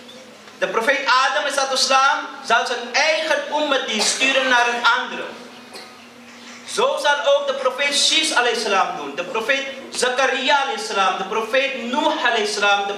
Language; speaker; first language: Dutch; early bilingual, other home language; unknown